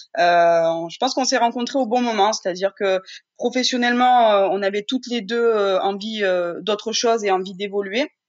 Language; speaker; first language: French; native; French